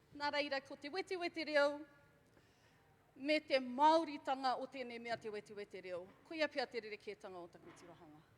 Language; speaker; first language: Māori; non-native, local second language; English